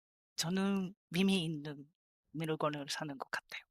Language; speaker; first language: Korean; non-native, fluent; Japanese